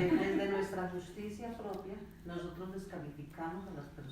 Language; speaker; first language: Spanish; native; Spanish